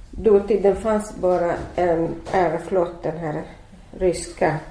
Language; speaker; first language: Swedish; non-native, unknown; Arabic